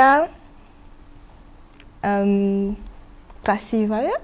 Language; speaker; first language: Russian; non-native, learner; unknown